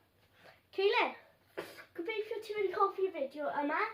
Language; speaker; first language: Welsh; non-native, local second language; English